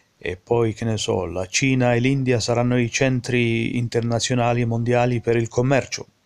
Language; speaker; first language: Italian; early bilingual, heritage; Italian